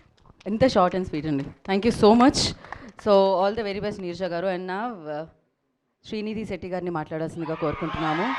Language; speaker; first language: Telugu; native; Telugu